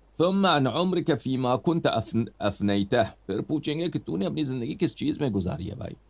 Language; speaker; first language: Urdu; non-native, fluent; Persian